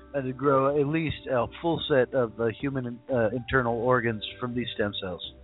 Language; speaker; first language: English; native; English